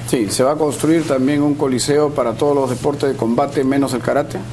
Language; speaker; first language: Spanish; native; Spanish